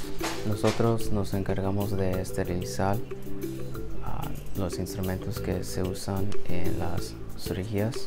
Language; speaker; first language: Spanish; early bilingual, heritage; Spanish